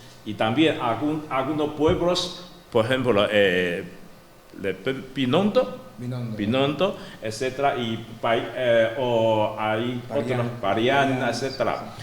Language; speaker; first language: Spanish; non-native, learner; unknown